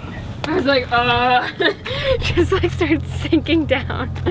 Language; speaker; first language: English; native; English